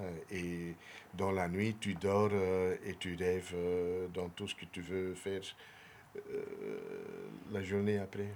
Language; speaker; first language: French; non-native, local second language; Dutch